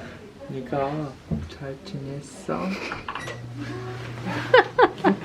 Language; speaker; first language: Korean; non-native, learner; Japanese